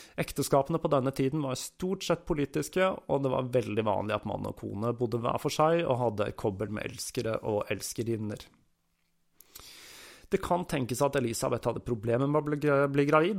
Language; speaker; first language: Norwegian; native; Norwegian